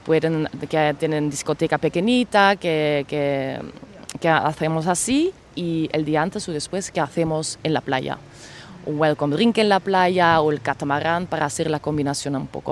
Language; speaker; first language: Spanish; non-native, fluent; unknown